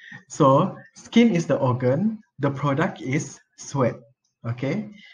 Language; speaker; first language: English; non-native, local second language; Malay